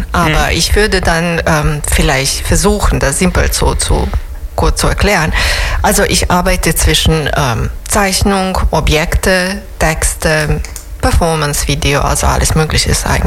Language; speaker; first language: German; non-native, fluent; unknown